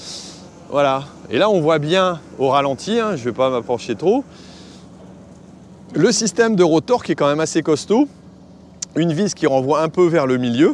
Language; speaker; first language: French; native; French